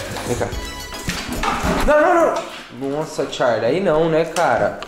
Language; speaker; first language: Portuguese; native; Portuguese